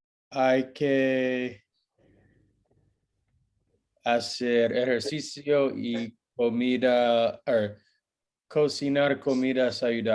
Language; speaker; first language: Spanish; non-native, learner; English